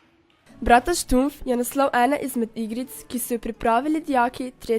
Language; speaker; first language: Slovenian; native; Slovenian